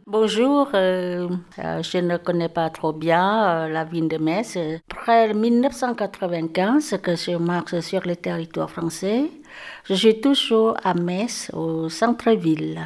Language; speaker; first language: French; non-native, learner; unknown